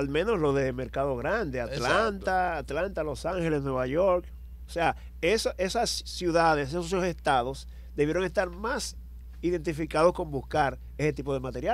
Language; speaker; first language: Spanish; native; Spanish